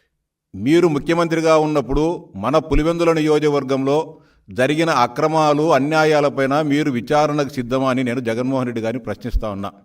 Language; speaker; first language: Telugu; native; Telugu